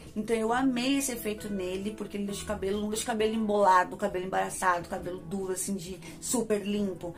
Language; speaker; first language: Portuguese; native; Portuguese